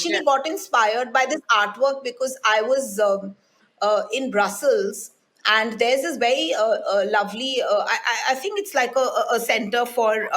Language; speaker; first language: English; non-native, local second language; Hindi